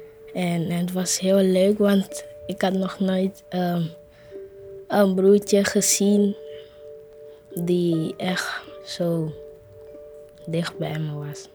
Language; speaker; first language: Dutch; early bilingual, other home language; Spanish